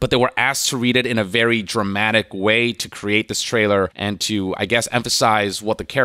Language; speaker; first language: English; native; English